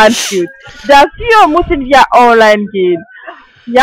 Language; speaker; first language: German; non-native, learner; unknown